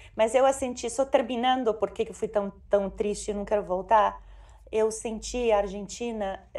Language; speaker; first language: Portuguese; non-native, fluent; Spanish